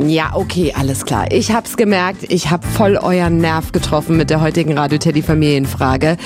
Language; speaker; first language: German; native; German